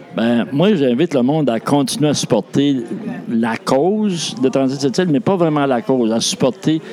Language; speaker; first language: French; native; French